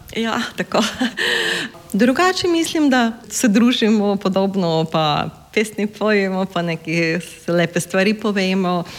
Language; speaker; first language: Slovenian; non-native, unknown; Ukrainian